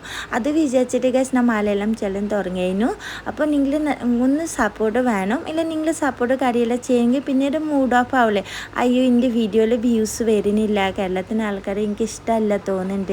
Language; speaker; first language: Malayalam; non-native, local second language; Assamese